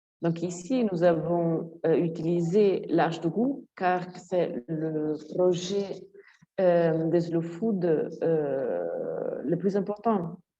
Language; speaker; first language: French; non-native, fluent; Italian